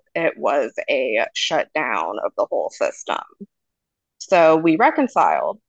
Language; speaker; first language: English; native; English